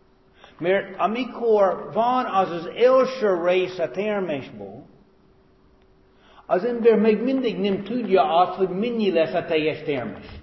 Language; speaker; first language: Hungarian; non-native, fluent; English